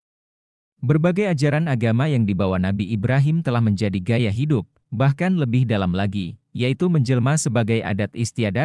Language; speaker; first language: Indonesian; native; Indonesian